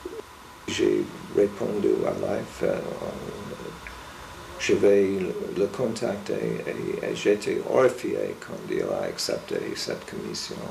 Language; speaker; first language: French; non-native, fluent; English